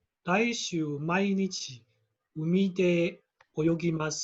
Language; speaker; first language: Japanese; non-native, learner; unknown